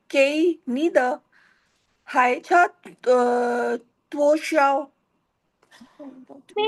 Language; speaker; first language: Chinese; non-native, learner; Hindi